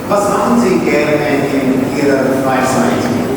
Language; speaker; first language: German; non-native, fluent; Hindi